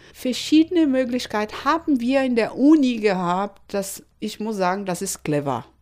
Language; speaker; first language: German; non-native, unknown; Portuguese